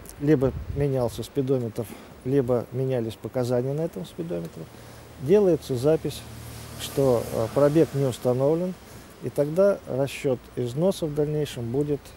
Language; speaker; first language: Russian; native; Russian